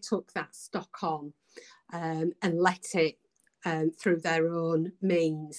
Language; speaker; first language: English; native; English